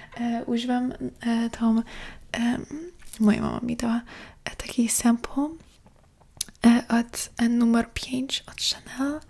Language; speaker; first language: Polish; early bilingual, heritage; Polish